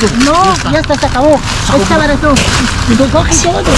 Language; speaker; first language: Spanish; non-native, learner; Arabic